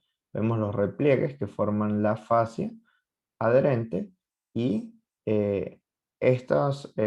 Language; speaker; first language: Spanish; native; Spanish